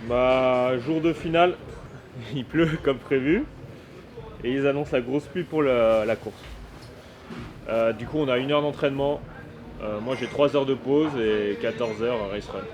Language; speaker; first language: French; native; French